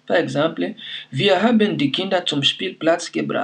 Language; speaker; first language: German; non-native, fluent; French